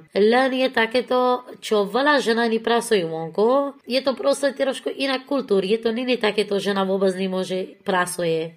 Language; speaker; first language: Slovak; non-native, learner; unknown